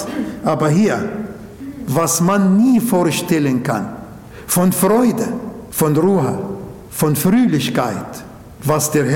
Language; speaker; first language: German; non-native, local second language; Arabic